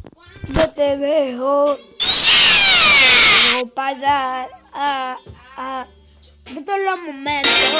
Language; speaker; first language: Spanish; native; Spanish